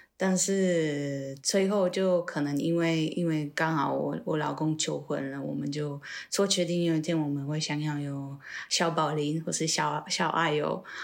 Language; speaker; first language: Chinese; non-native, fluent; Polish